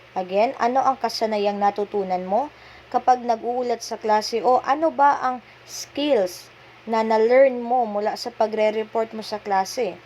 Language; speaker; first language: Filipino; non-native, local second language; Cebuano